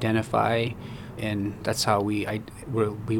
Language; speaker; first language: English; early bilingual, other home language; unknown